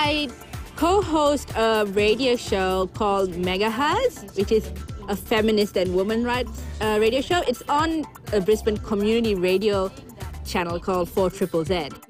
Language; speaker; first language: English; non-native, local second language; Bangla